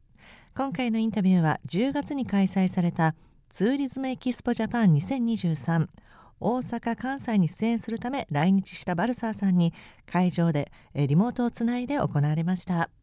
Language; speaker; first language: Japanese; native; Japanese